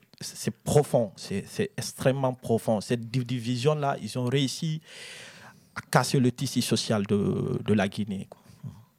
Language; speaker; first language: French; non-native, local second language; Fula